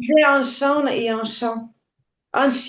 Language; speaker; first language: French; non-native, learner; Ukrainian